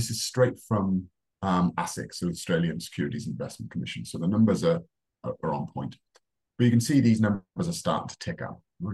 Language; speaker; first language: English; native; English